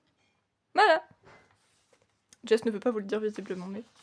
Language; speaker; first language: French; native; French